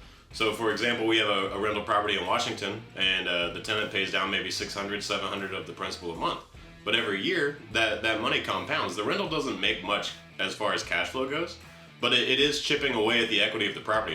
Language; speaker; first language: English; native; English